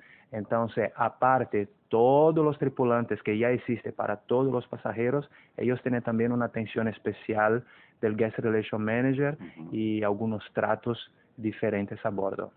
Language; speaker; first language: Spanish; non-native, fluent; Portuguese